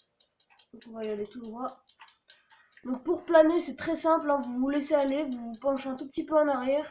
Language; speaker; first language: French; native; French